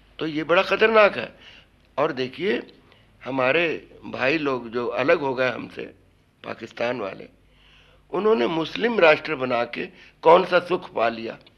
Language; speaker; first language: Hindi; native; Hindi